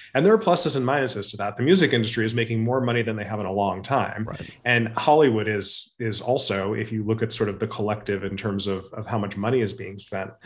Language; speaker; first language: English; native; English